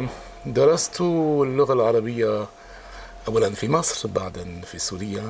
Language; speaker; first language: Arabic; non-native, fluent; French